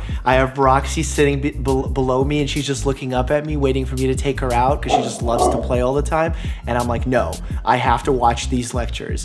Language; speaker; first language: English; native; English